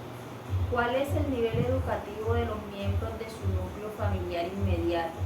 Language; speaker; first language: Spanish; native; Spanish